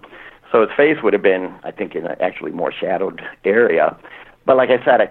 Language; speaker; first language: English; native; English